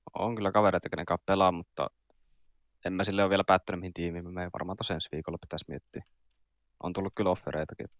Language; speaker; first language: Finnish; native; Finnish